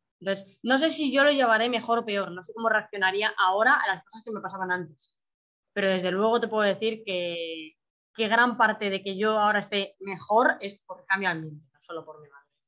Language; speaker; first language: Spanish; native; Spanish